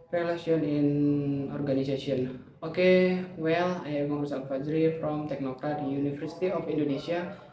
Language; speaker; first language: English; non-native, learner; Indonesian